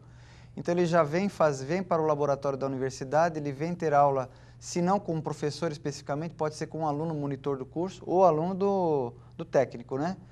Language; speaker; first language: Portuguese; native; Portuguese